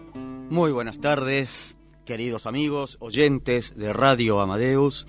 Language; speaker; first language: Spanish; native; Spanish